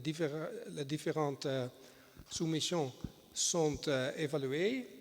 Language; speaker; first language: French; non-native, fluent; Dutch